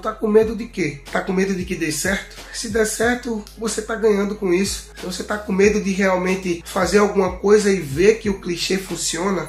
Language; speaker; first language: Portuguese; native; Portuguese